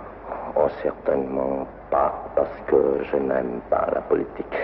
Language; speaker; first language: French; non-native, local second language; Vietnamese